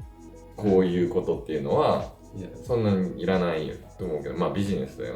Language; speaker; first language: Japanese; native; Japanese